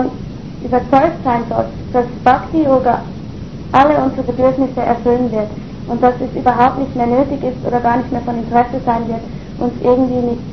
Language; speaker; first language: German; native; German